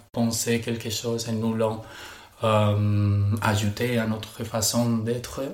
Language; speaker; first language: French; non-native, fluent; Spanish